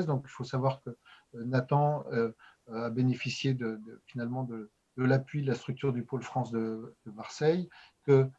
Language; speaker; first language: French; native; French